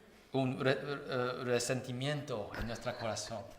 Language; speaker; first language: Spanish; non-native, fluent; Chinese